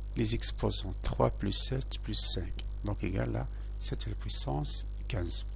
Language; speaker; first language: French; non-native, local second language; Arabic